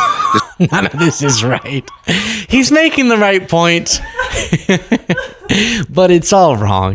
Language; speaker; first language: English; native; English